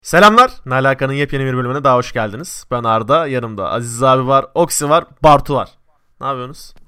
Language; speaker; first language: Turkish; native; Turkish